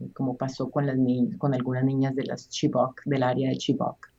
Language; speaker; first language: Spanish; native; Spanish